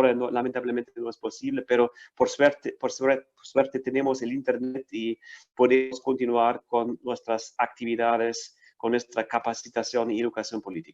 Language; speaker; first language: Spanish; non-native, fluent; German